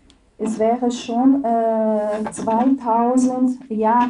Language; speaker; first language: German; non-native, fluent; Portuguese